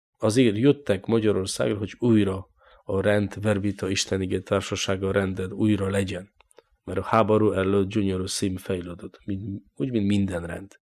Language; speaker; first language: Hungarian; non-native, learner; Polish